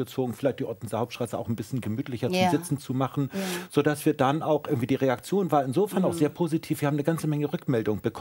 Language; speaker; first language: German; native; German